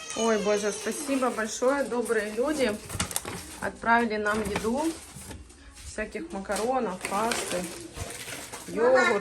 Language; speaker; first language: Russian; native; Russian